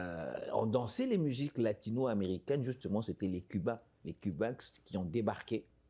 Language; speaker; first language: French; native; French